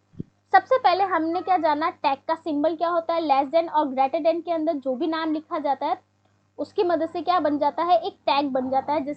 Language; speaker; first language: Hindi; native; Hindi